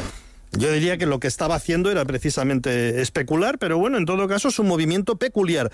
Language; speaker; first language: Spanish; native; Spanish